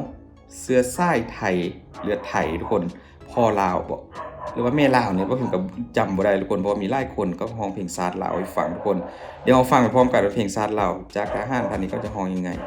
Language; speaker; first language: Thai; non-native, local second language; Lao